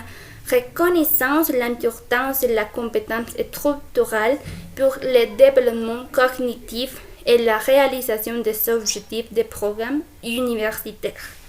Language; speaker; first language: French; non-native, fluent; Spanish